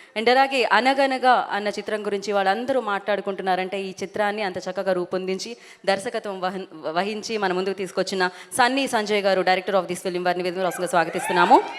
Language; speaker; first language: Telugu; native; Telugu